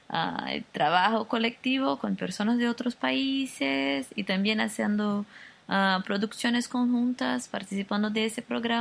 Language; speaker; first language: Spanish; non-native, local second language; Portuguese